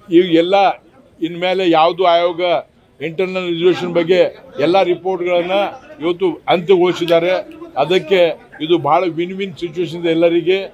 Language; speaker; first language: Kannada; non-native, local second language; Lambadi